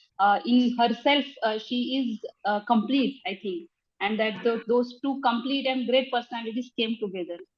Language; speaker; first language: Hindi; non-native, local second language; Marathi